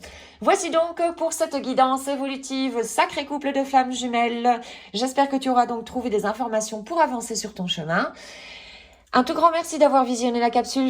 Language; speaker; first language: French; native; French